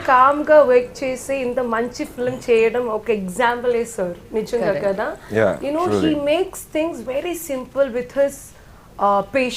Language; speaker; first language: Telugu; non-native, learner; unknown